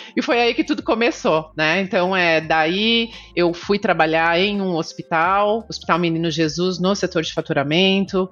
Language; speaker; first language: Portuguese; native; Portuguese